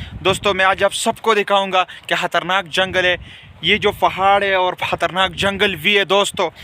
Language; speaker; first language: Hindi; non-native, local second language; Pashto